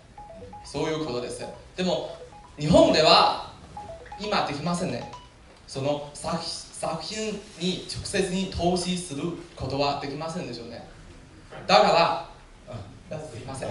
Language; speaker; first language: Japanese; non-native, learner; Chinese